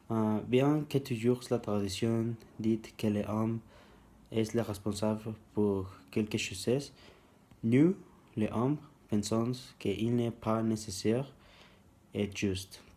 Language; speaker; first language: French; non-native, learner; Spanish